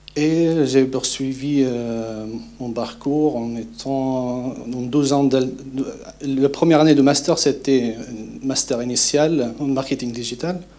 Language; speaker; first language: French; non-native, fluent; Arabic